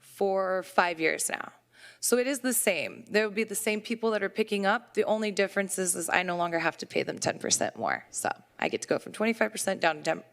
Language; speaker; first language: English; native; English